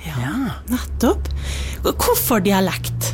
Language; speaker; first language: Norwegian; native; Norwegian